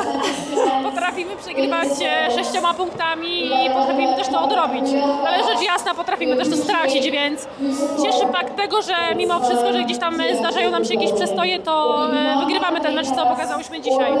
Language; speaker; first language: Polish; native; Polish